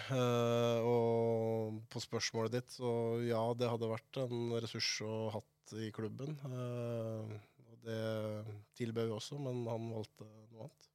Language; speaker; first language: Norwegian; native; Norwegian